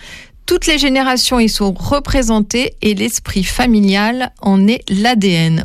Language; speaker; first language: French; native; French